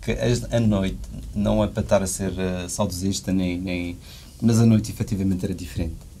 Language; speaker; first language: Portuguese; native; Portuguese